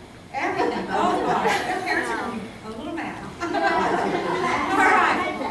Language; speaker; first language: English; native; English